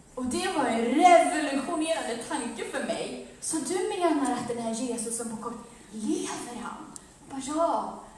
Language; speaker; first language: Swedish; early bilingual, other home language; Amharic